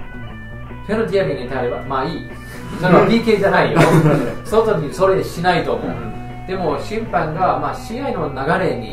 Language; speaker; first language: Japanese; non-native, fluent; English